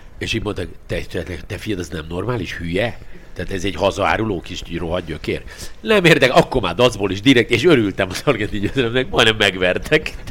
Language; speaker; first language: Hungarian; native; Hungarian